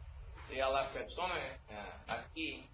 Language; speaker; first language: Spanish; non-native, learner; English